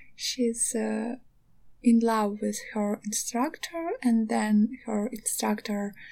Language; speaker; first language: English; non-native, learner; Ukrainian